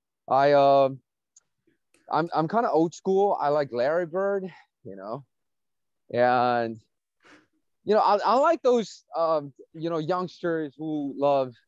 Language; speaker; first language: English; non-native, fluent; Chinese